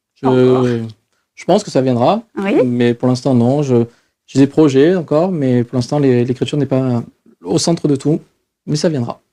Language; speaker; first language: French; native; French